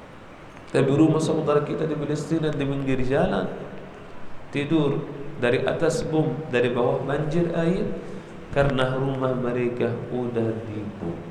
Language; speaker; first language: Indonesian; non-native, learner; Arabic